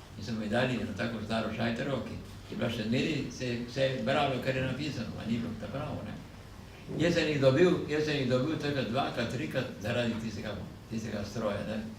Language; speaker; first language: Slovenian; native; Slovenian